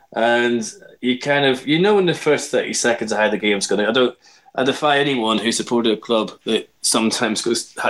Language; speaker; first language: English; native; English